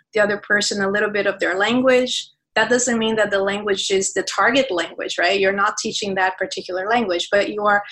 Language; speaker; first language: English; non-native, fluent; Portuguese